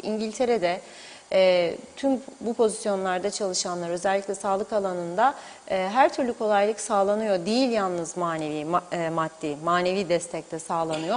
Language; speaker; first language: Turkish; native; Turkish